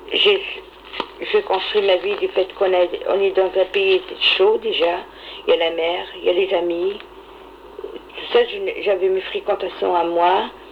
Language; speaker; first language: French; non-native, local second language; Arabic